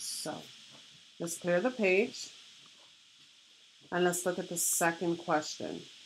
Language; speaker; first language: English; native; English